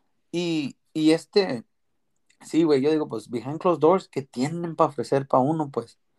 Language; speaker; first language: Spanish; early bilingual, heritage; Spanish